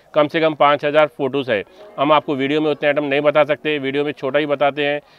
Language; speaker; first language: Hindi; non-native, local second language; Telugu